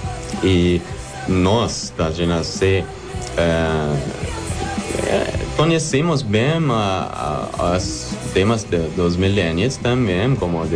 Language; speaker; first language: Portuguese; non-native, learner; German